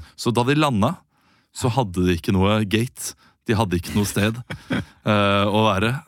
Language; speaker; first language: Norwegian; native; Norwegian